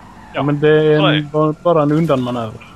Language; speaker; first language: Swedish; native; Swedish